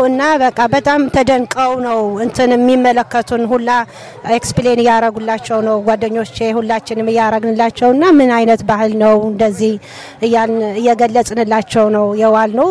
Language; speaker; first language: Amharic; non-native, local second language; Tigrinya